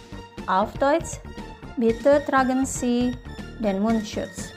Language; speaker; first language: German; non-native, fluent; Indonesian